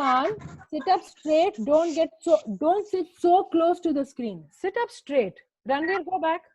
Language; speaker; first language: English; non-native, local second language; Hindi